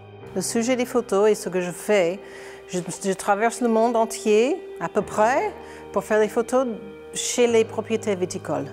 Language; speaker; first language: French; non-native, fluent; English